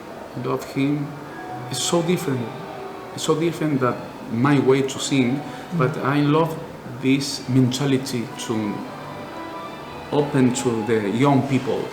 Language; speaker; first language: English; non-native, learner; Spanish